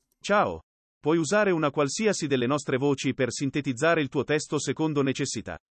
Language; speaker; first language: Italian; non-native, learner; Spanish